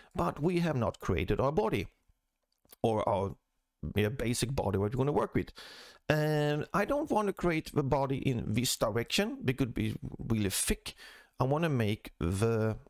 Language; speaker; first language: English; non-native, fluent; Swedish